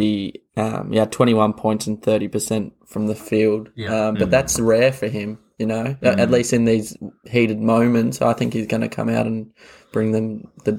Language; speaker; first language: English; native; English